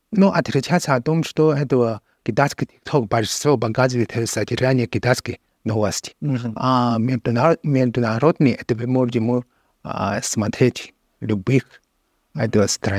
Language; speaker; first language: Russian; non-native, learner; Chinese